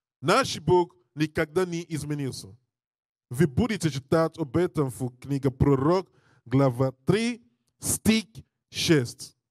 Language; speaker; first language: Russian; non-native, learner; English